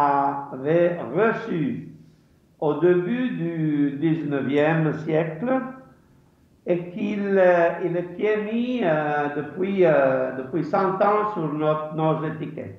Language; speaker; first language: French; non-native, fluent; Italian